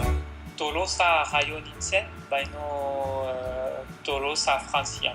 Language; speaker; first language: Basque; non-native, learner; French